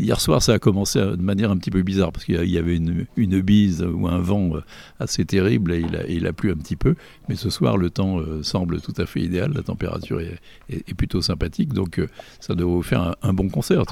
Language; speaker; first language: French; native; French